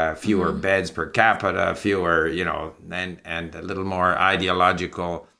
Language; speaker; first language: English; native; English